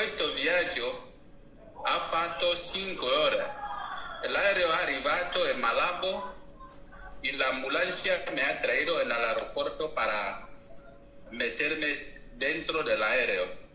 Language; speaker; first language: Italian; non-native, learner; Spanish